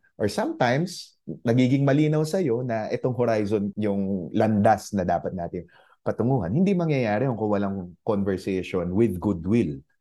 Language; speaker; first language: Filipino; native; Filipino